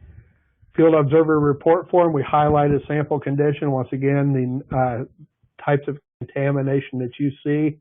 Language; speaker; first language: English; native; English